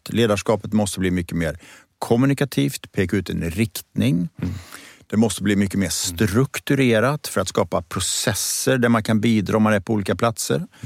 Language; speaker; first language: Swedish; native; Swedish